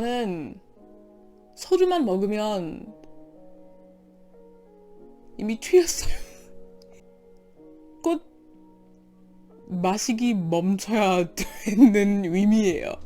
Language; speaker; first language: Korean; non-native, learner; English